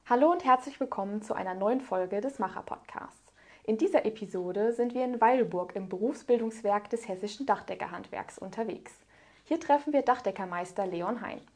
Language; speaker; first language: German; native; German